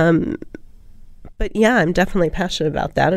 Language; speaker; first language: English; native; English